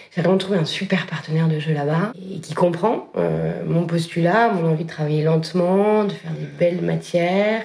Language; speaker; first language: French; native; French